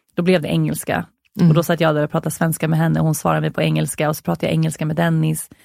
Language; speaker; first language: Swedish; native; Swedish